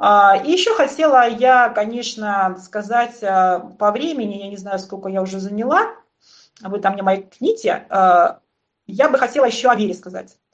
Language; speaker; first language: Russian; native; Russian